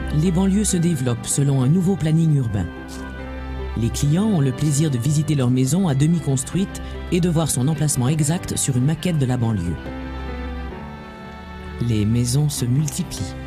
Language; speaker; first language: French; native; French